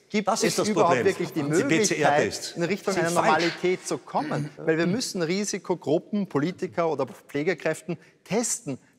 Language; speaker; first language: German; native; German